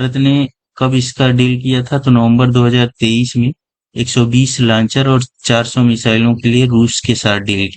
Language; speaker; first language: Hindi; native; Hindi